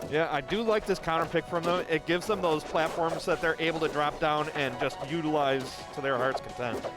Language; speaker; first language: English; native; English